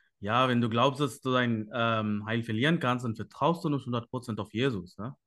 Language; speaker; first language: German; non-native, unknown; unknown